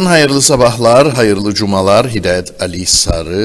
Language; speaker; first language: Turkish; native; Turkish